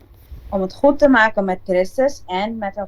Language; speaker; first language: Dutch; non-native, local second language; Papiamento